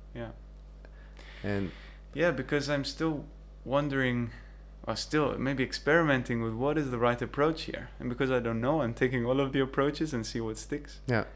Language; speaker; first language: English; early bilingual, other home language; Greek